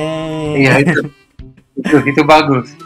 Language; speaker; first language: Indonesian; non-native, fluent; Hebrew